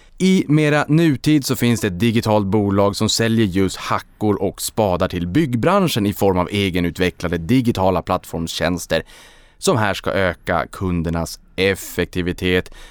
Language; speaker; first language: Swedish; native; Swedish